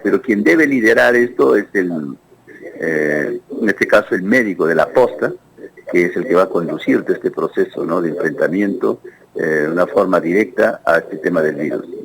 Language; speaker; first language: Spanish; native; Spanish